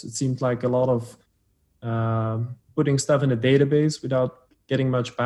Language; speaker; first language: English; non-native, fluent; Dutch